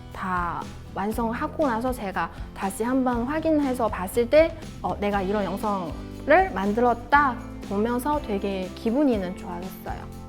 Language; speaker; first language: Korean; non-native, fluent; Chinese